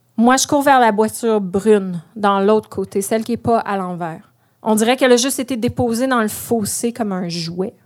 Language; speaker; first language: French; native; French